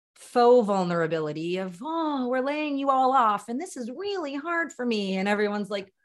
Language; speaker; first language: English; native; English